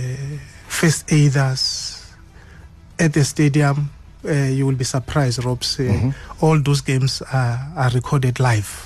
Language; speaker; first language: English; non-native, local second language; Swati